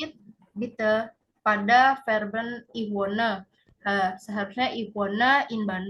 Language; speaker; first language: German; non-native, fluent; Indonesian